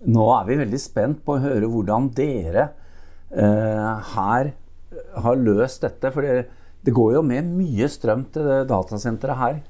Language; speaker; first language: Norwegian; native; Norwegian